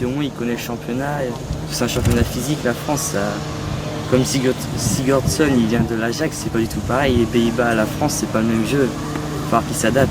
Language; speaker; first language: French; native; French